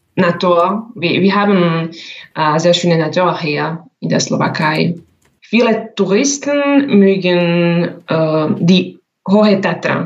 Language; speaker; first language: German; non-native, learner; Slovak